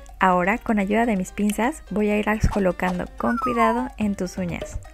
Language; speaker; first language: Spanish; native; Spanish